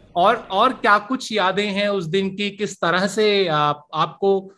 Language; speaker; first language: Hindi; native; Hindi